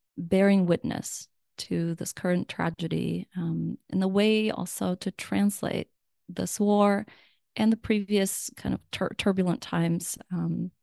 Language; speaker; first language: English; non-native, fluent; Russian